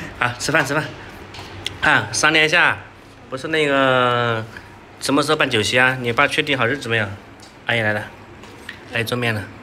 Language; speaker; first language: Chinese; native; Chinese